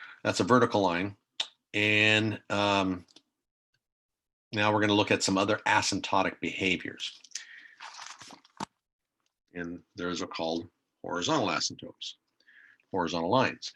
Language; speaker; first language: English; native; English